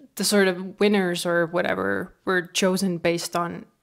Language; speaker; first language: English; non-native, fluent; Estonian